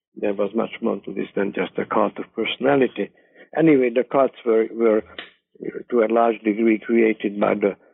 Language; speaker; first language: English; non-native, fluent; Hungarian